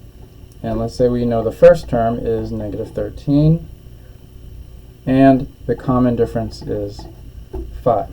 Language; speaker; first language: English; native; English